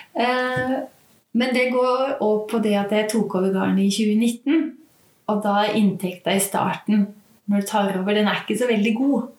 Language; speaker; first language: Norwegian; native; Norwegian